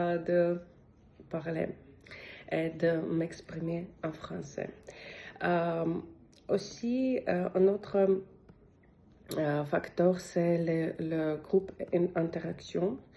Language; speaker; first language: French; non-native, learner; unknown